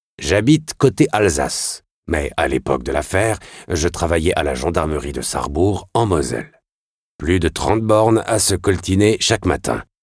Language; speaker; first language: French; native; French